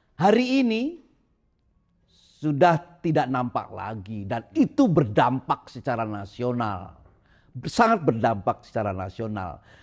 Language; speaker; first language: Indonesian; non-native, local second language; Sundanese